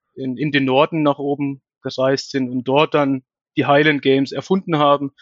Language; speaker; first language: German; native; German